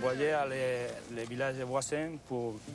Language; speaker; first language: French; non-native, fluent; Spanish